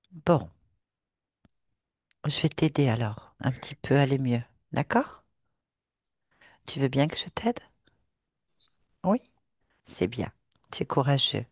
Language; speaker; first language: French; native; French